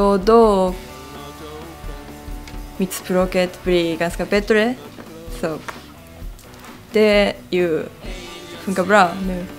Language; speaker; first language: Swedish; non-native, learner; Japanese